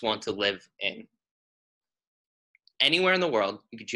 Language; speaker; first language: English; native; English